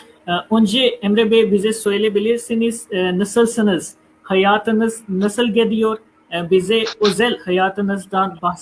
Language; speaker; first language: Turkish; non-native, fluent; Urdu